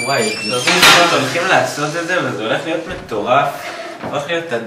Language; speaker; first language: Hebrew; native; Hebrew